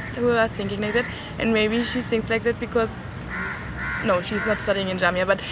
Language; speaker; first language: English; non-native, fluent; German